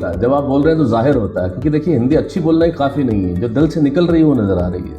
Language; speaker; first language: Hindi; native; Hindi